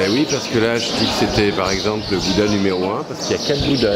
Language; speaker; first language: French; native; French